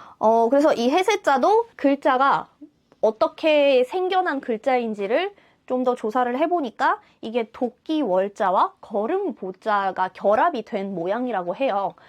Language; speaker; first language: Korean; non-native, fluent; Russian